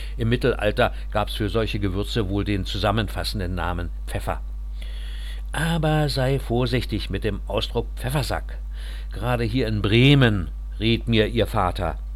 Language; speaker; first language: German; native; German